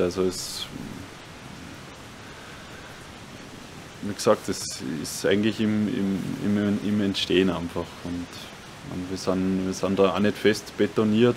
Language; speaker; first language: German; native; German